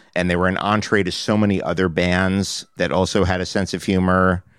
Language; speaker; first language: English; native; English